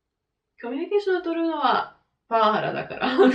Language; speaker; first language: Japanese; non-native, fluent; French